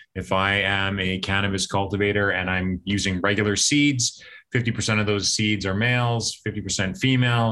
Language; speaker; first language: English; native; English